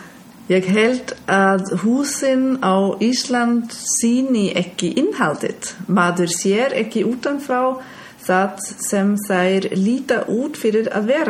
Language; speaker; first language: Icelandic; non-native, learner; German